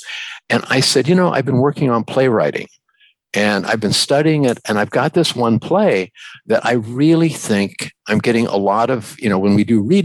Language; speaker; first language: English; native; English